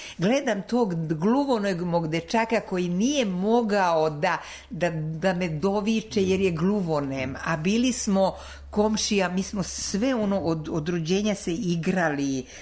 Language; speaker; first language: Serbian; non-native, local second language; Slovak